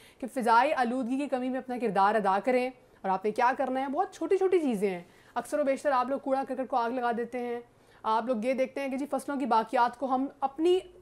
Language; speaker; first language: Urdu; native; Urdu